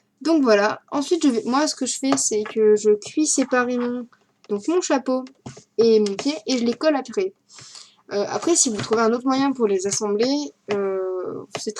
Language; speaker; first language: French; native; French